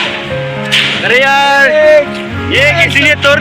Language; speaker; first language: Hindi; non-native, local second language; Karbi